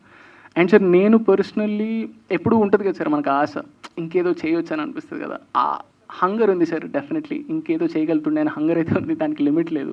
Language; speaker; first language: Telugu; native; Telugu